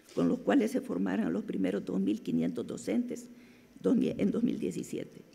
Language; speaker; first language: Spanish; native; Spanish